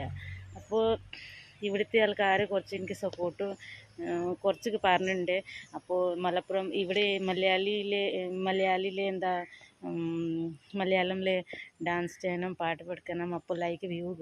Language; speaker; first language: Malayalam; non-native, learner; Hindi